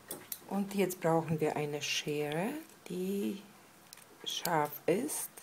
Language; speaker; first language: German; non-native, fluent; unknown